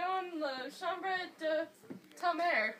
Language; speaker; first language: French; non-native, learner; English